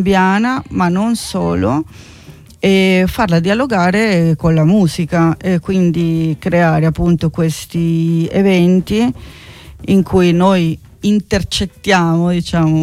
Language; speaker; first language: Italian; non-native, fluent; Spanish